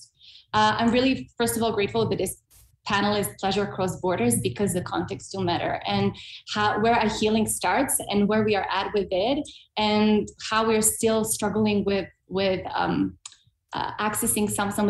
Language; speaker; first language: English; non-native, fluent; Serbian